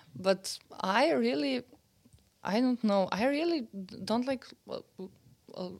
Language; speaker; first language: English; non-native, fluent; Serbian